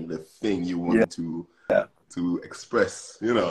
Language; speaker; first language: English; non-native, fluent; French